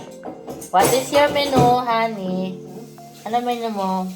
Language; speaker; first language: English; non-native, local second language; Filipino